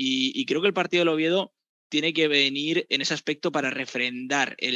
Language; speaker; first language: Spanish; native; Spanish